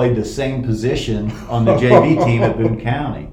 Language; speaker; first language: English; native; English